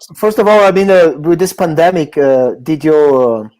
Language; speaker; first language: English; non-native, fluent; Portuguese